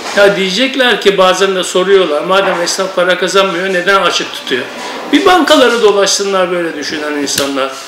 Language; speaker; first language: Turkish; native; Turkish